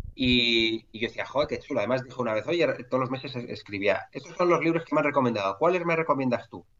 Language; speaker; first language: Spanish; native; Spanish